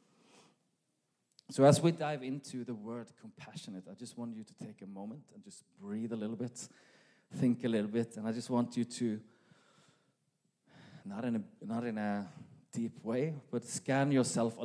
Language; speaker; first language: English; non-native, fluent; Norwegian